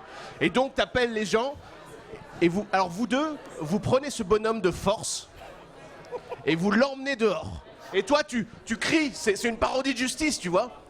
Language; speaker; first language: French; native; French